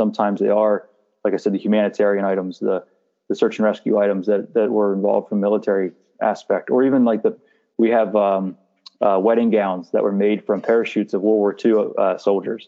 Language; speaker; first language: English; native; English